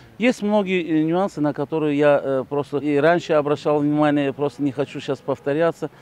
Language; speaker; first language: Russian; non-native, local second language; Azerbaijani